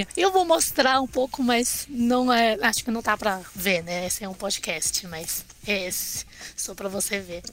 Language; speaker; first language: Portuguese; non-native, fluent; Chinese